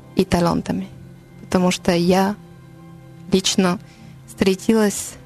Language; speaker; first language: Russian; non-native, learner; French